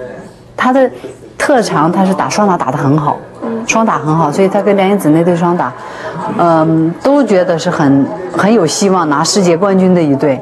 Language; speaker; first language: Chinese; native; Chinese